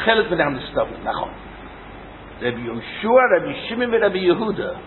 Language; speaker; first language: Hebrew; non-native, fluent; English